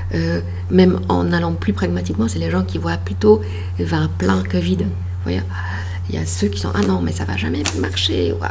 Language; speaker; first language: French; non-native, fluent; Polish